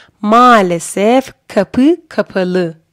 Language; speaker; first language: Turkish; non-native, fluent; Persian